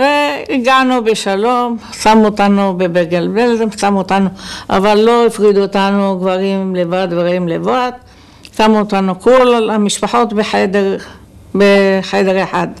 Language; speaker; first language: Hebrew; non-native, local second language; Arabic